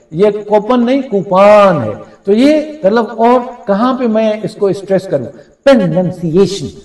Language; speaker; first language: Urdu; non-native, local second language; Sindhi